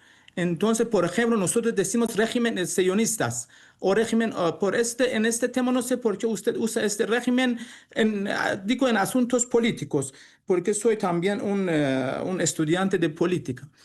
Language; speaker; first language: Spanish; non-native, learner; Persian